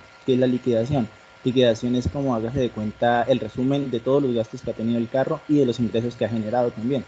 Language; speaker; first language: Spanish; native; Spanish